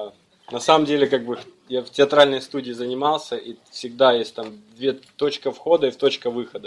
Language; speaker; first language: Russian; native; Russian